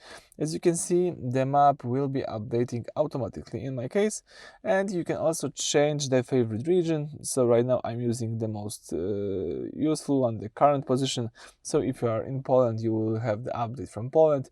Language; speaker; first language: English; non-native, fluent; Polish